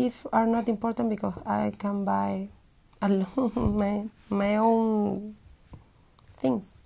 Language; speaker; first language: English; non-native, learner; Spanish